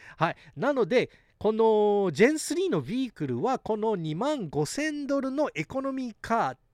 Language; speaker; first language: Japanese; early bilingual, heritage; Japanese